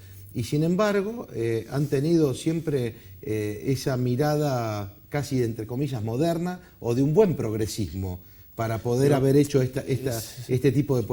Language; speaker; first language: Spanish; native; Spanish